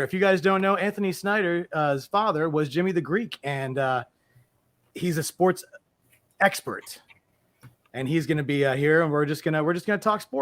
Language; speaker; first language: English; native; English